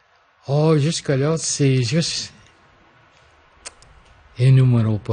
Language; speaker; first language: French; non-native, local second language; English